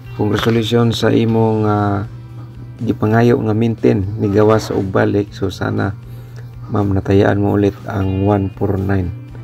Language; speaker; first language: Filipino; non-native, local second language; Cebuano